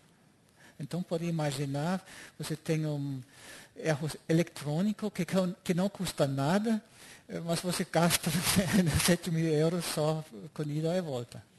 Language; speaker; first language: Portuguese; non-native, fluent; German